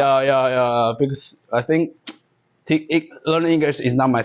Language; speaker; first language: English; non-native, learner; Chinese